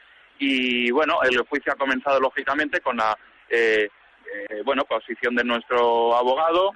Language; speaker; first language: Spanish; native; Spanish